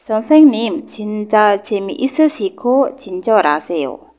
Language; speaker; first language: Korean; non-native, learner; Indonesian